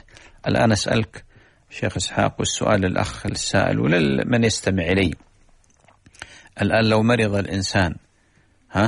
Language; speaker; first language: Arabic; native; Arabic